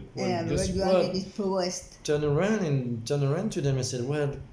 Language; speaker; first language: English; non-native, local second language; French